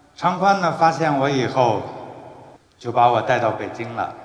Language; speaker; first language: Chinese; native; Chinese